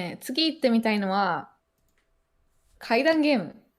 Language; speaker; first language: Japanese; native; Japanese